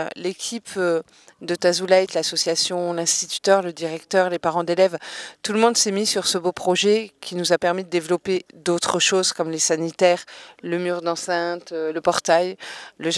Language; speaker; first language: French; native; French